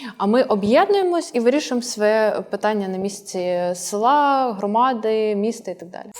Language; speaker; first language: Ukrainian; non-native, local second language; Russian